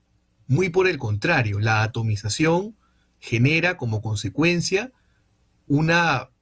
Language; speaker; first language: Spanish; native; Spanish